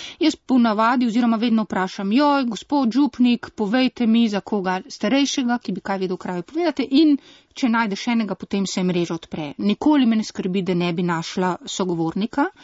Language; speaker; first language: Slovenian; native; Slovenian